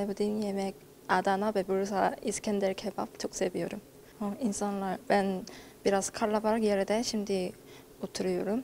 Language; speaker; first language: Turkish; non-native, learner; Korean